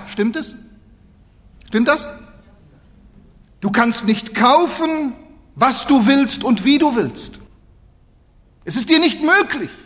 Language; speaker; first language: German; native; German